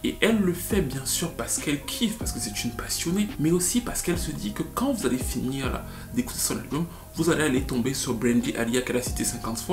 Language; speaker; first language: French; native; French